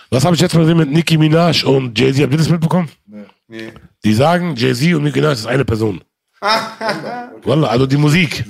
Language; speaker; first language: German; early bilingual, other home language; Arabic